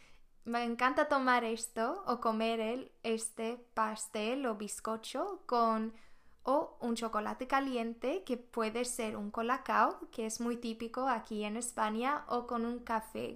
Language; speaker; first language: Spanish; non-native, fluent; Swedish